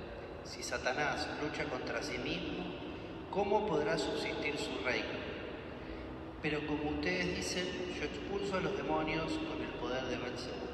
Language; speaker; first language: Spanish; native; Spanish